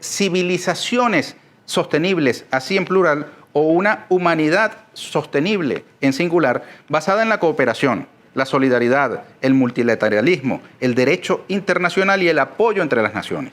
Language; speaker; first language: Spanish; native; Spanish